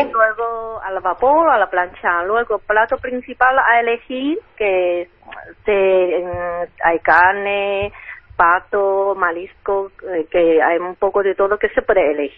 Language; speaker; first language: Spanish; non-native, fluent; Chinese